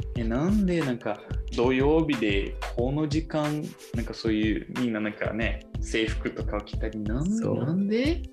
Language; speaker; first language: Japanese; non-native, fluent; Portuguese